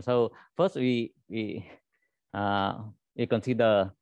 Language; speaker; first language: English; non-native, learner; Vietnamese